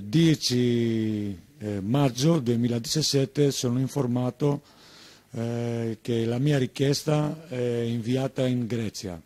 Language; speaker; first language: Italian; non-native, learner; Greek